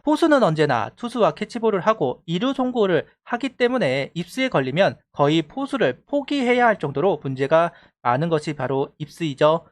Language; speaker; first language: Korean; native; Korean